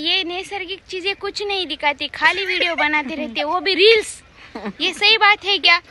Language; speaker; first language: Hindi; non-native, local second language; Marathi